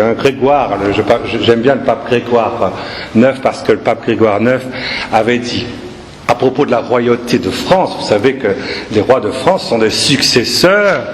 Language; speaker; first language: French; native; French